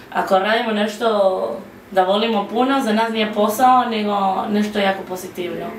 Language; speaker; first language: Serbian; non-native, learner; Spanish